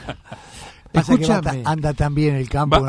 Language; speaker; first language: Spanish; native; Spanish